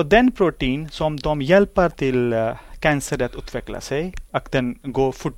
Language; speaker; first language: Swedish; non-native, learner; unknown